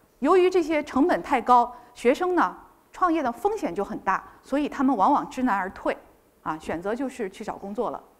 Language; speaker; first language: Chinese; native; Chinese